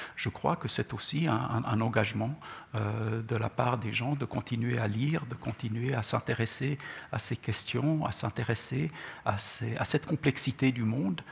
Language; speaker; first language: French; non-native, local second language; Czech